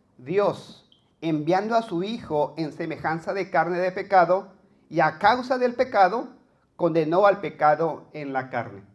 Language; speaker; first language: Spanish; native; Spanish